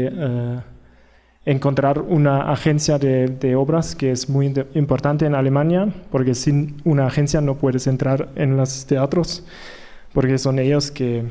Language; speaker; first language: Spanish; non-native, learner; German